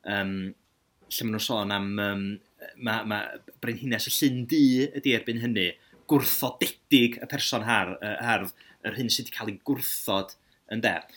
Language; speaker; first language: Welsh; native; Welsh